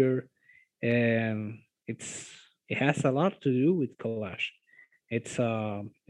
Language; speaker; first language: English; non-native, fluent; Spanish